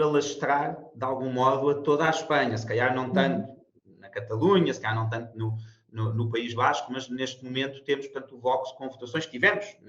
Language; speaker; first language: Portuguese; native; Portuguese